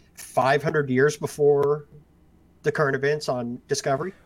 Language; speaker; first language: English; native; English